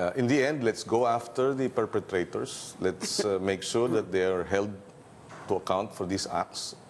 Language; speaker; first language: English; non-native, local second language; Filipino